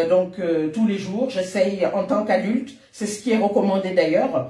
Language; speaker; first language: French; native; French